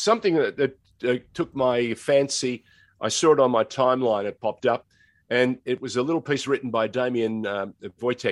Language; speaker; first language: English; native; English